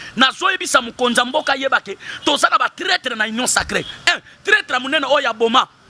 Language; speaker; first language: Lingala; non-native, local second language; Kituba (Democratic Republic of Congo)